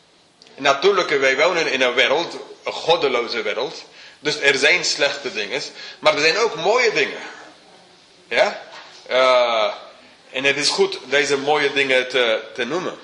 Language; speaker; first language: Dutch; non-native, fluent; English